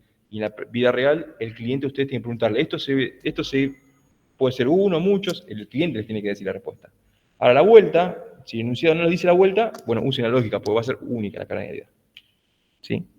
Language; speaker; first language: Spanish; native; Spanish